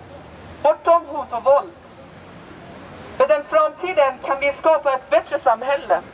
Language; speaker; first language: Swedish; non-native, fluent; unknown